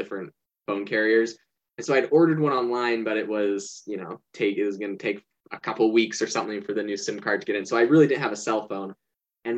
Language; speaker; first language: English; native; English